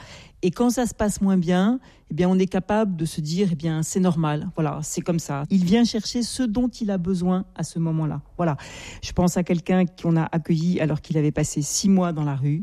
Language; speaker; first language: French; native; French